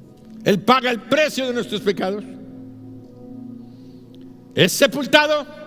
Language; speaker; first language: Spanish; native; Spanish